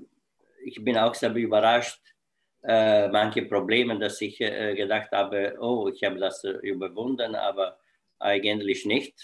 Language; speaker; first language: German; non-native, fluent; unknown